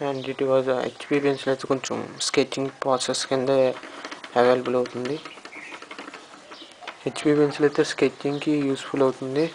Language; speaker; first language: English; non-native, learner; Telugu